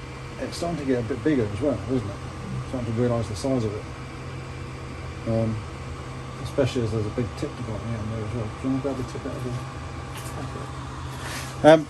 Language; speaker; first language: English; native; English